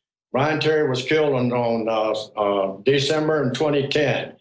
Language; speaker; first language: English; native; English